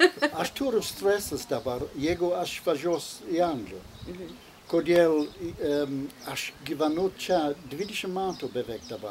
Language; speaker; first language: Lithuanian; non-native, learner; English